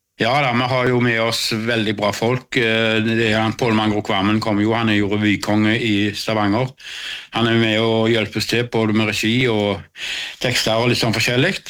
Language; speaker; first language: Norwegian; native; Norwegian